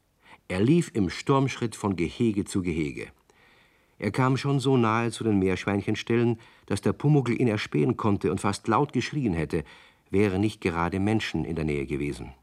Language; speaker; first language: German; native; German